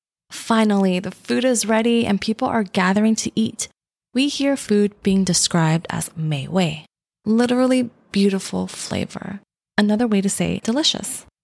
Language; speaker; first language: English; early bilingual, other home language; Chinese